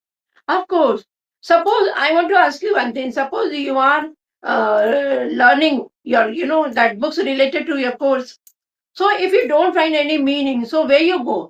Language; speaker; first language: English; non-native, local second language; Hindi